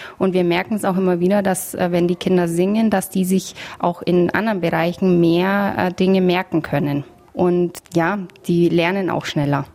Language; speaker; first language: German; native; German